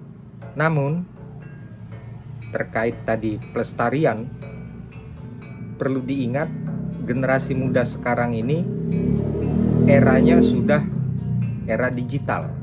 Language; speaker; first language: Indonesian; non-native, local second language; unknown